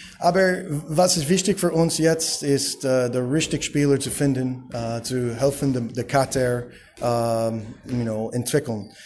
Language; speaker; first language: German; non-native, learner; English